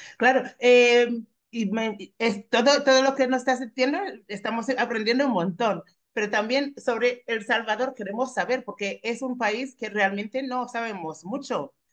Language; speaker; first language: Spanish; non-native, fluent; English